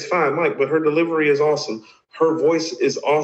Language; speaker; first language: English; native; English